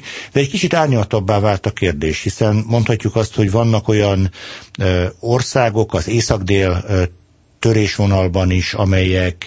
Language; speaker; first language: Hungarian; native; Hungarian